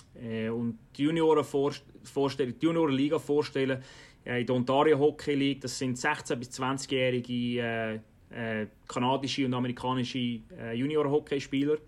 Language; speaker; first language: German; native; German